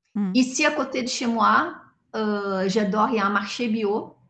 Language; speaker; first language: French; non-native, fluent; Portuguese